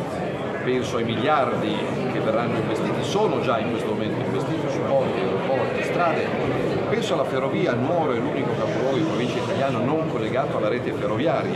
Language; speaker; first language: Italian; native; Italian